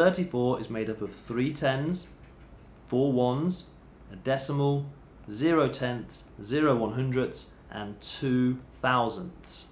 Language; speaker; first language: English; native; English